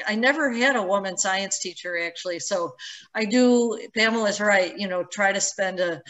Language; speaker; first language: English; native; English